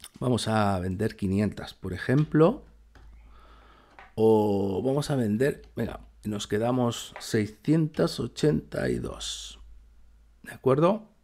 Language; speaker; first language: Spanish; native; Spanish